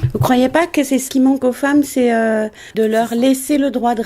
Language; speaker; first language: French; native; French